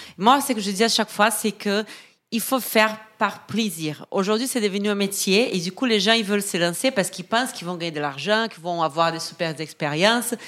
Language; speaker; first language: French; non-native, fluent; Portuguese